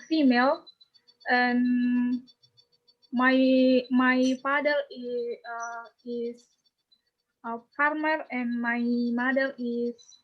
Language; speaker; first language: English; non-native, learner; Indonesian